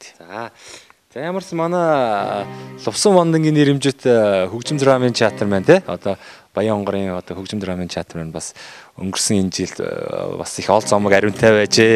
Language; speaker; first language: Mongolian; native; Mongolian